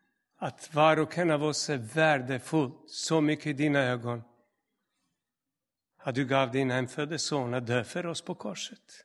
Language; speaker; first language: Swedish; non-native, fluent; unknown